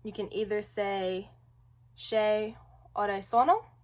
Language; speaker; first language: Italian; non-native, learner; English